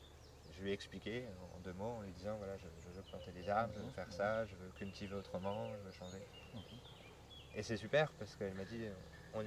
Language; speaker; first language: French; native; French